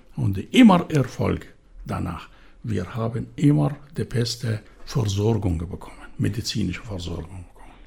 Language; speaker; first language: German; non-native, fluent; Arabic